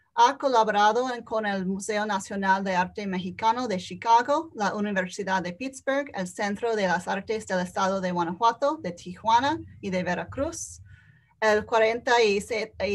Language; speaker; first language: Spanish; non-native, fluent; English